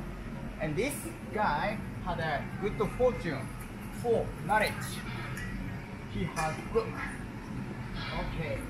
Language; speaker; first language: English; non-native, learner; Japanese